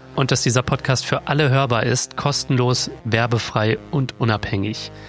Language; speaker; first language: German; native; German